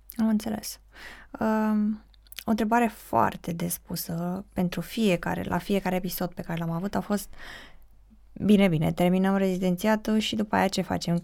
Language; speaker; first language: Romanian; native; Romanian